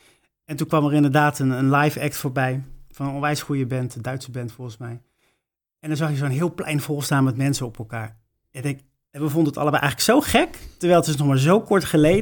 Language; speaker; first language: Dutch; native; Dutch